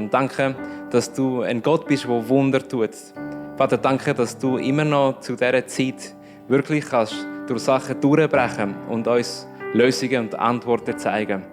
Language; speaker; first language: German; native; German